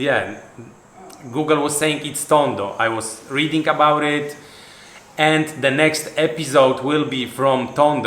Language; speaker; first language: English; non-native, fluent; Polish